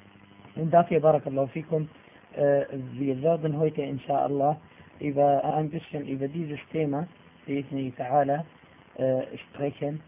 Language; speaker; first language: German; non-native, fluent; Arabic